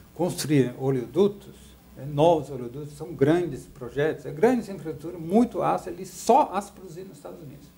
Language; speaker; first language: Portuguese; non-native, fluent; Dutch